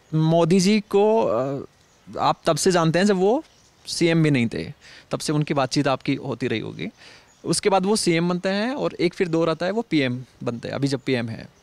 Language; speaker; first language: Hindi; native; Hindi